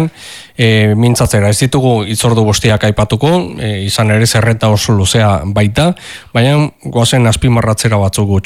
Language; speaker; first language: Basque; native; Basque